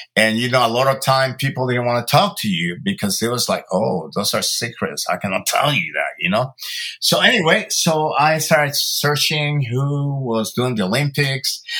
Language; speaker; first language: English; early bilingual, other home language; Spanish